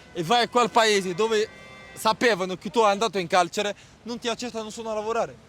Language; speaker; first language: Italian; non-native, learner; Arabic